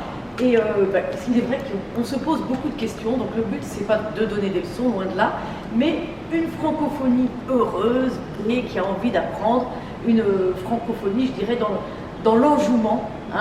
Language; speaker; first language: French; native; French